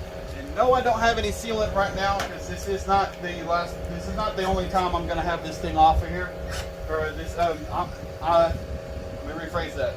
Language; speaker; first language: English; native; English